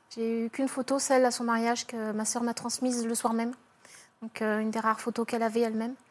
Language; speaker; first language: French; native; French